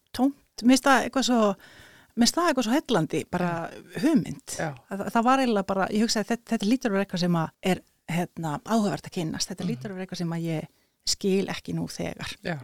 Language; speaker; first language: Icelandic; non-native, fluent; Finnish